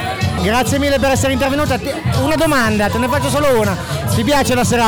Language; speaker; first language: Italian; native; Italian